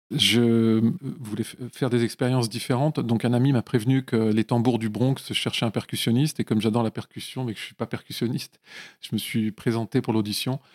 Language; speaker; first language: French; native; French